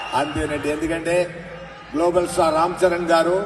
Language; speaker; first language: Telugu; non-native, fluent; Tamil